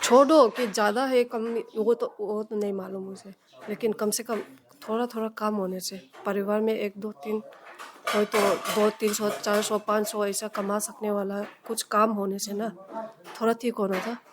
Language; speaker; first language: Hindi; non-native, local second language; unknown